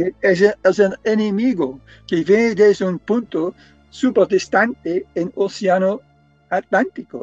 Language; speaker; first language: Spanish; non-native, fluent; English